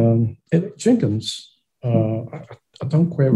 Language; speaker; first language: English; non-native, fluent; Japanese